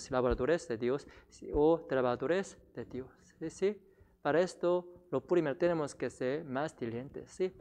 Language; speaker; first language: Spanish; non-native, learner; Korean